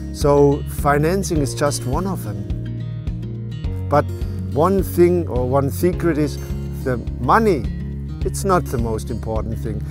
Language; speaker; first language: English; non-native, fluent; German